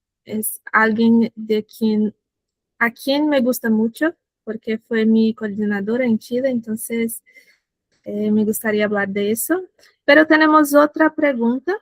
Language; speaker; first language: Spanish; non-native, fluent; Portuguese